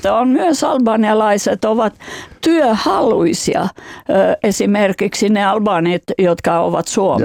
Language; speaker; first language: Finnish; non-native, fluent; Albanian